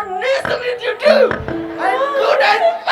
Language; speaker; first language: English; non-native, learner; Indonesian